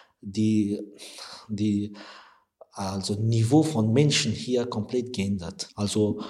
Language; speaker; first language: German; non-native, learner; Persian